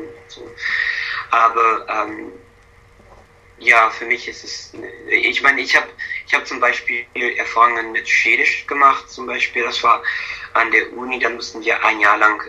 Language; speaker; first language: German; non-native, fluent; English